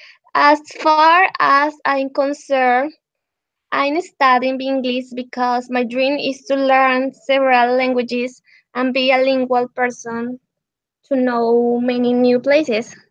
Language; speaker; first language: English; non-native, learner; Spanish